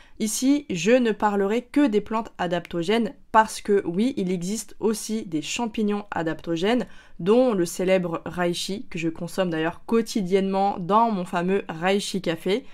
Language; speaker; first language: French; native; French